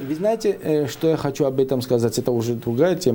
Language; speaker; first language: Russian; non-native, fluent; Georgian